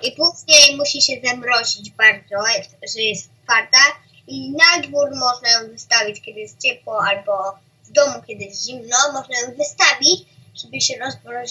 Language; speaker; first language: Polish; early bilingual, heritage; Polish